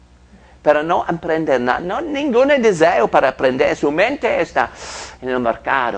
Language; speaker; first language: Spanish; non-native, fluent; English